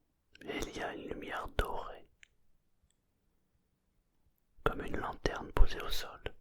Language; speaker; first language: French; native; French